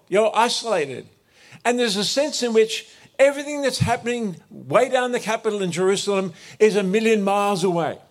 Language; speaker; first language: English; native; English